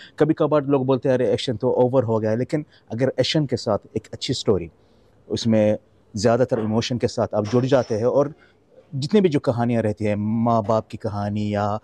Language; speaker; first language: Hindi; non-native, fluent; Arabic